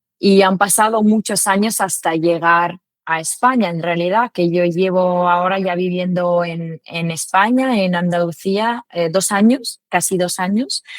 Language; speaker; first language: Spanish; non-native, fluent; Ukrainian